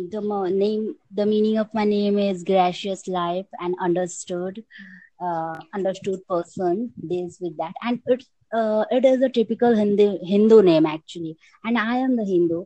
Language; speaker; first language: English; non-native, local second language; Hindi